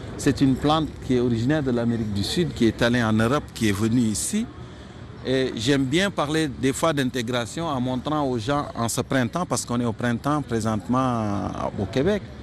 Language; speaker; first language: French; non-native, local second language; Wolof